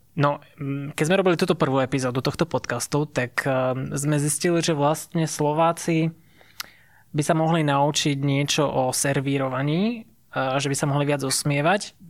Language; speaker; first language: Slovak; native; Slovak